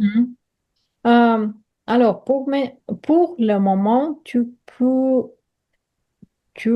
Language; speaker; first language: French; non-native, learner; Ukrainian